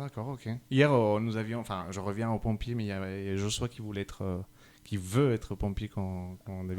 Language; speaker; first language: French; native; French